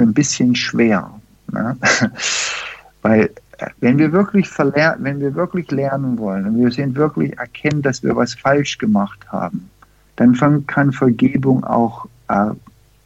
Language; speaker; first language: German; early bilingual, heritage; German